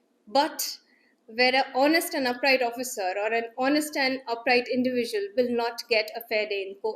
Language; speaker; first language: English; non-native, local second language; Gujarati